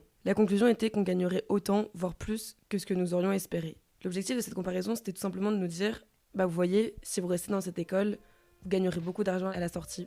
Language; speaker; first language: French; native; French